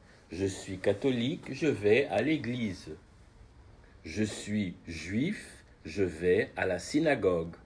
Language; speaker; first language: French; non-native, fluent; Portuguese